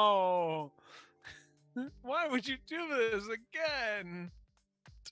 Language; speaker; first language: English; native; English